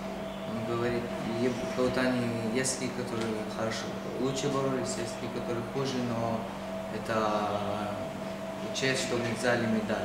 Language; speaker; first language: Russian; early bilingual, heritage; Hebrew